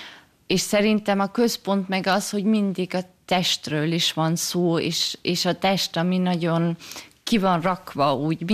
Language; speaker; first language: Hungarian; early bilingual, heritage; Hungarian